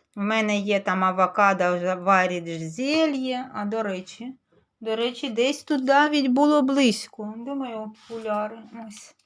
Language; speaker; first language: Ukrainian; native; Ukrainian